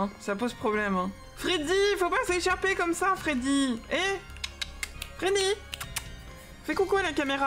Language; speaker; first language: French; native; French